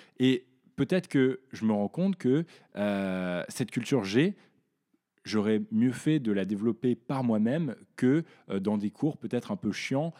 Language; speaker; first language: French; native; French